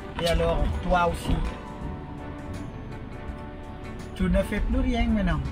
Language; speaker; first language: French; non-native, fluent; Indonesian